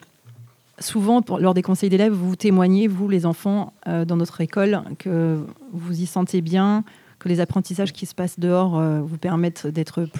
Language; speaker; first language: French; native; French